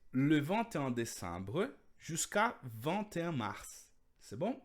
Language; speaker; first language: French; non-native, fluent; Portuguese